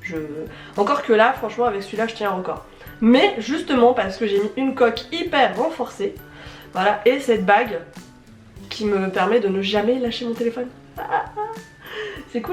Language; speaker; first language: French; native; French